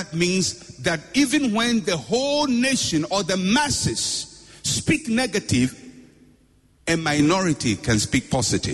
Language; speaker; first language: English; non-native, local second language; Akan